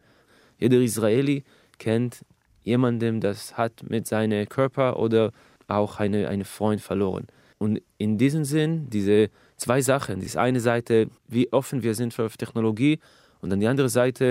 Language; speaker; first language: German; non-native, fluent; Hebrew